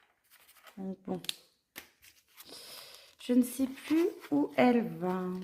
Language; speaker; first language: French; native; French